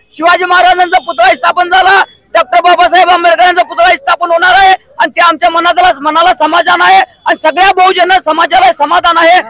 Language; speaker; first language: Marathi; non-native, local second language; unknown